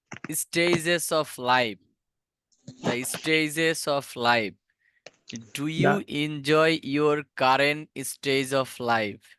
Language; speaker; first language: English; non-native, fluent; Bangla